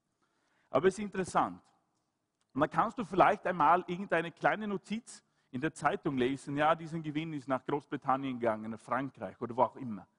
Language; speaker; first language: German; non-native, fluent; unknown